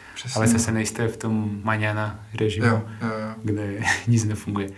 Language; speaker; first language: Czech; non-native, fluent; Spanish